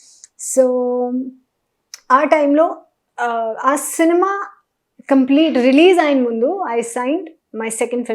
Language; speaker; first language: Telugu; non-native, fluent; Hindi